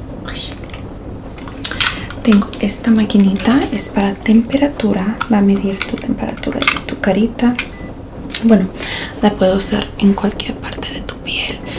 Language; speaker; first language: Spanish; early bilingual, heritage; Spanish